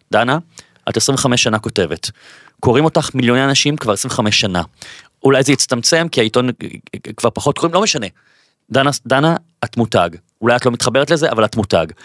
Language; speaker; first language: Hebrew; native; Hebrew